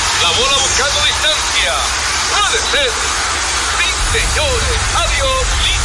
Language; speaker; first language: Spanish; native; Spanish